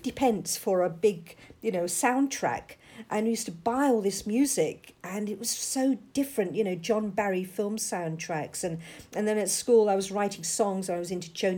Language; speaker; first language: English; native; English